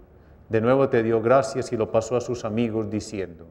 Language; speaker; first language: Spanish; native; Spanish